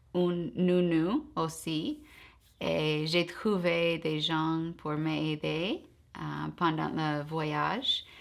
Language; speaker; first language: French; non-native, fluent; English